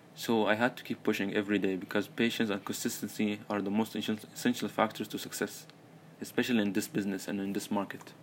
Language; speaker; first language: English; early bilingual, other home language; Arabic